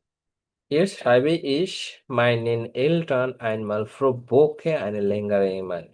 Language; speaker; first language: German; non-native, fluent; Bangla